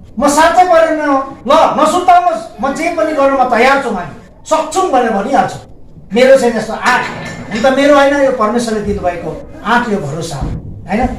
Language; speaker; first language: Nepali; non-native, local second language; Limbu